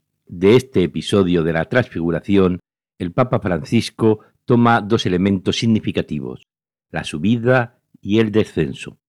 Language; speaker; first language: Spanish; native; Spanish